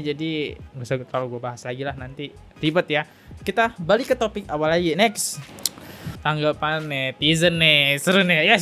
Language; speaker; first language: Indonesian; native; Indonesian